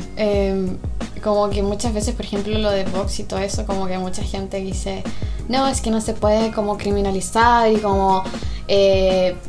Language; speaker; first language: Spanish; native; Spanish